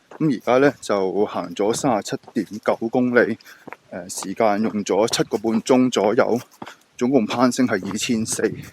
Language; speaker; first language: Cantonese; native; Cantonese